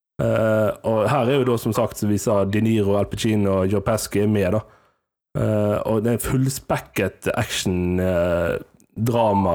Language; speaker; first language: Norwegian; native; Norwegian